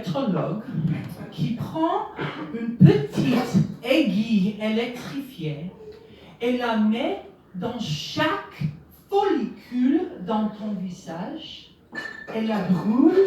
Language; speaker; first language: French; non-native, learner; English